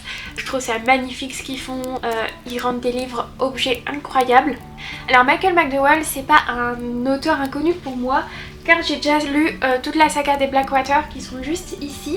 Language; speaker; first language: French; native; French